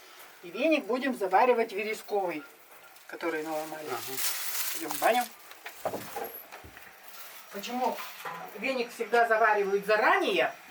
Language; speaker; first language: Russian; native; Russian